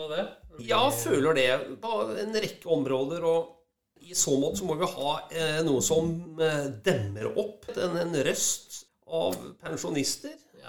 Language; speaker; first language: Norwegian; native; Norwegian